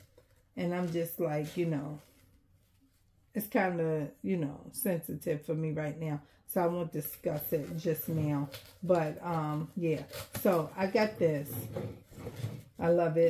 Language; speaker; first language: English; native; English